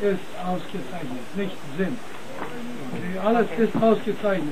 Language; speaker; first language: German; non-native, learner; English